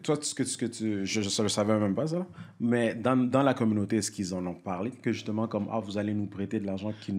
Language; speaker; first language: French; early bilingual, heritage; French